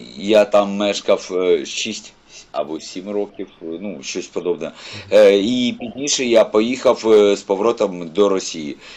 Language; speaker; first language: Ukrainian; non-native, local second language; Russian